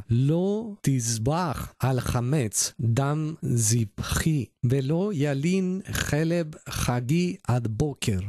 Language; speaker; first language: Hebrew; non-native, learner; Spanish